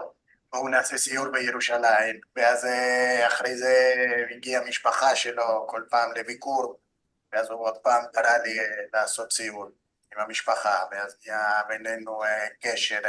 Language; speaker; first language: Hebrew; non-native, fluent; Spanish